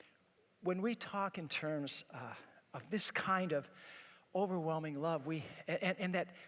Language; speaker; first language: English; native; English